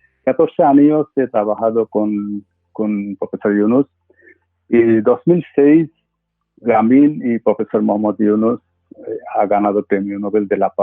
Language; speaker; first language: Spanish; non-native, fluent; Bangla